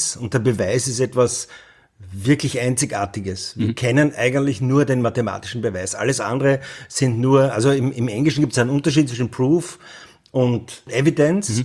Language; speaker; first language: German; native; German